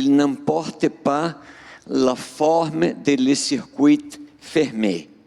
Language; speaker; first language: French; non-native, fluent; Portuguese